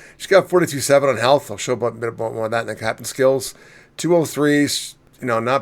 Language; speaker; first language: English; native; English